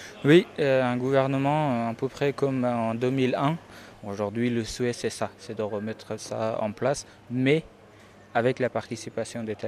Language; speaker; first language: French; non-native, fluent; Persian